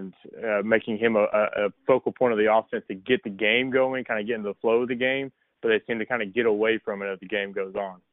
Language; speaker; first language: English; native; English